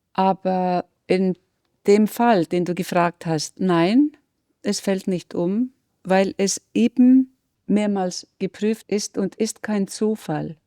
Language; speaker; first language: German; non-native, fluent; Icelandic